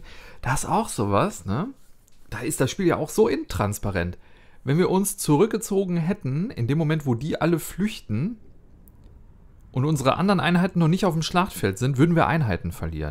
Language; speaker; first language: German; native; German